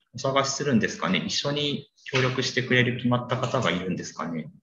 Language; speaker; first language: Japanese; native; Japanese